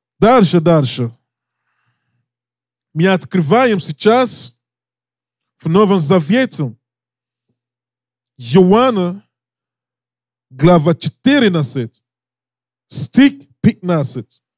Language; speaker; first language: Russian; non-native, learner; English